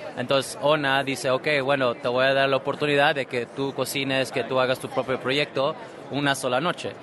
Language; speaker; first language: Spanish; early bilingual, heritage; Spanish